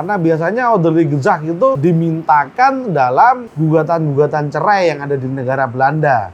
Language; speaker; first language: Indonesian; native; Indonesian